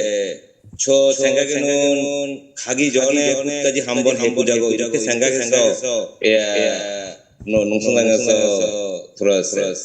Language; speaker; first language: Korean; non-native, learner; Bangla